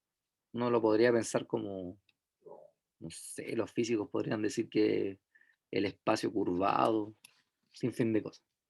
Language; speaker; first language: Spanish; native; Spanish